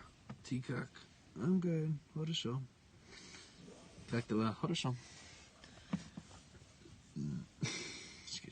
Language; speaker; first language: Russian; non-native, learner; English